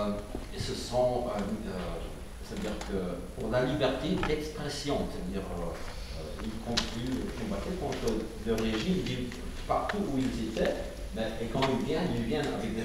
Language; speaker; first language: French; non-native, fluent; Ukrainian